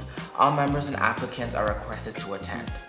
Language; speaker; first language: English; native; English